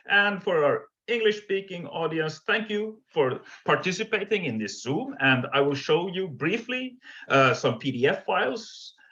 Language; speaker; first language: English; non-native, fluent; Finnish